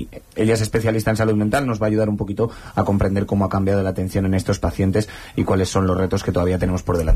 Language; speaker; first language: Spanish; native; Spanish